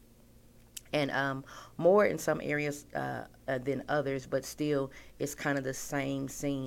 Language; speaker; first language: English; native; English